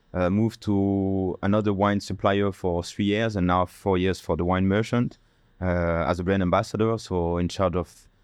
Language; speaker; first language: English; non-native, fluent; French